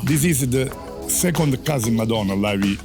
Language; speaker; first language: English; non-native, learner; Italian